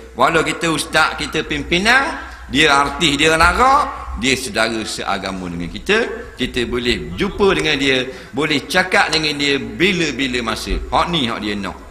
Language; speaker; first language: Malay; native; Malay